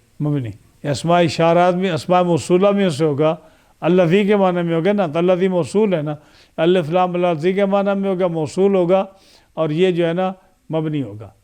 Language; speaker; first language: Urdu; non-native, local second language; Punjabi